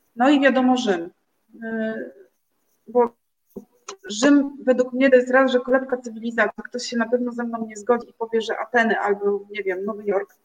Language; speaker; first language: Polish; native; Polish